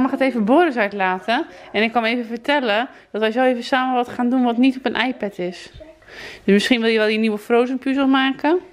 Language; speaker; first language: Dutch; native; Dutch